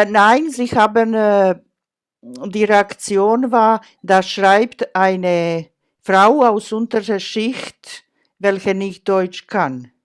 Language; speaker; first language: German; non-native, fluent; Croatian